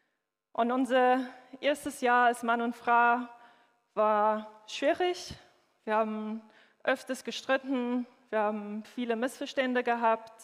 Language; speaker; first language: German; non-native, fluent; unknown